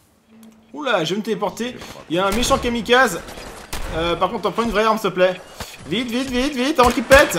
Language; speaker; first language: French; native; French